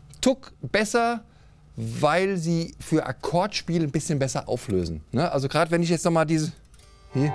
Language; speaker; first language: German; native; German